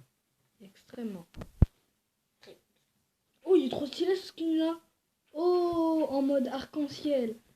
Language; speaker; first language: French; native; French